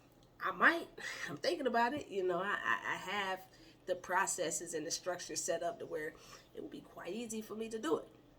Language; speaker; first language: English; native; English